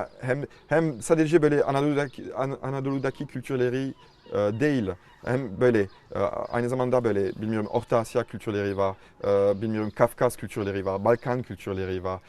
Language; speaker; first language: Turkish; non-native, fluent; French